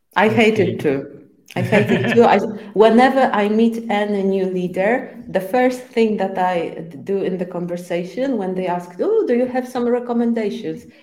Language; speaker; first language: English; non-native, fluent; Polish